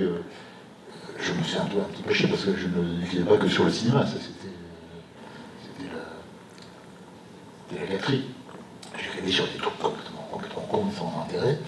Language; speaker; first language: French; native; French